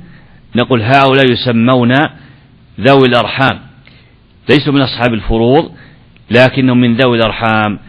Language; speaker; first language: Arabic; native; Arabic